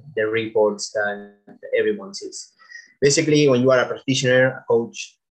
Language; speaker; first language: English; non-native, fluent; Spanish